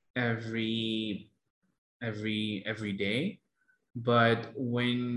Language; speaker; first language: English; non-native, fluent; Arabic